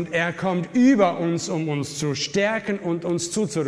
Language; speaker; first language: German; native; German